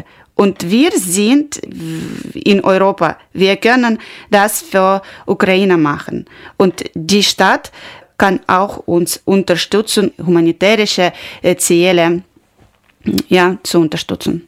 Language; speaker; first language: German; non-native, learner; Ukrainian